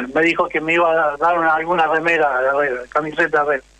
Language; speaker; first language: Spanish; native; Spanish